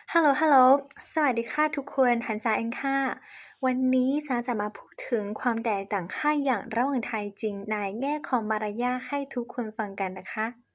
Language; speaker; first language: Thai; non-native, fluent; Chinese